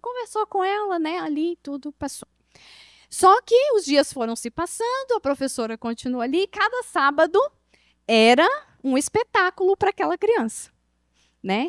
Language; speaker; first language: Portuguese; native; Portuguese